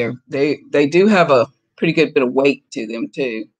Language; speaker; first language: English; native; English